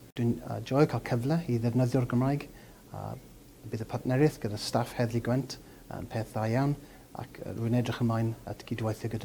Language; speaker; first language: Welsh; non-native, learner; English